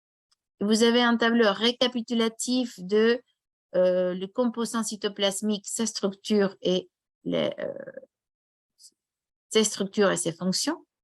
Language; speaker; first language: French; non-native, fluent; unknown